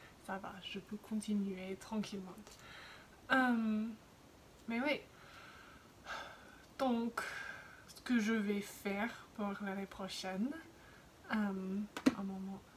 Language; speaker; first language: French; non-native, fluent; English